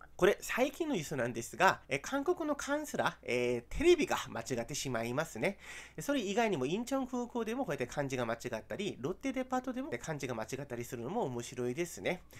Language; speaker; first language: Japanese; non-native, fluent; Korean